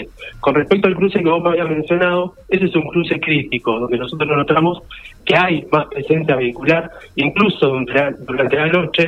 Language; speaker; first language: Spanish; native; Spanish